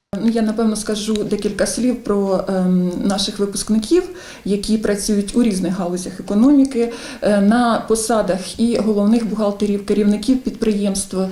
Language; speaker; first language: Ukrainian; native; Ukrainian